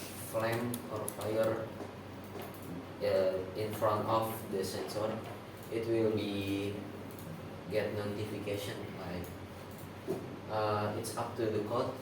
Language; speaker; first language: English; non-native, learner; Indonesian